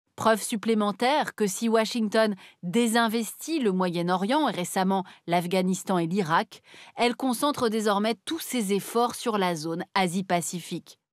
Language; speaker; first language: French; native; French